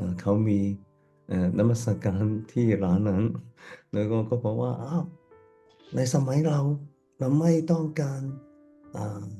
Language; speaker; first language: Thai; non-native, fluent; Cantonese